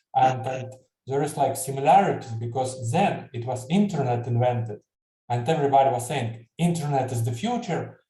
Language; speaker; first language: English; non-native, fluent; Estonian